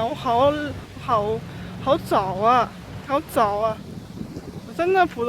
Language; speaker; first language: Chinese; early bilingual, heritage; Chinese